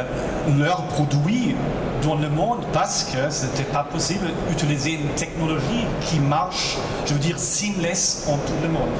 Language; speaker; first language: French; non-native, local second language; German